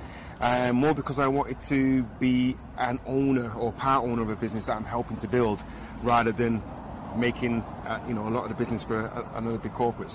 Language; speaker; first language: English; native; English